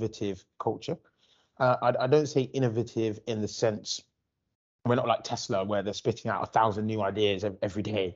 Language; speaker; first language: English; native; English